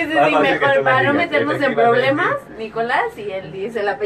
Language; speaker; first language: Spanish; native; Spanish